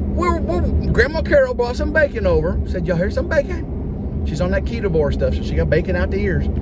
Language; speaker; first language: English; native; English